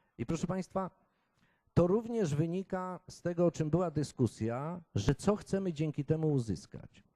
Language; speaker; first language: Polish; native; Polish